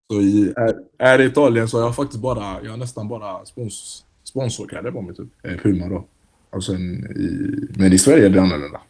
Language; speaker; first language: Swedish; early bilingual, other home language; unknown